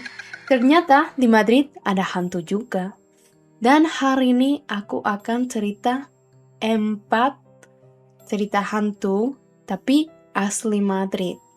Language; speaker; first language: Indonesian; non-native, learner; Spanish